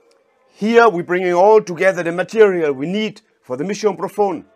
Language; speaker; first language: English; non-native, fluent; German